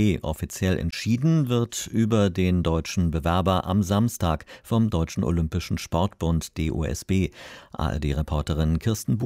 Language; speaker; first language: German; native; German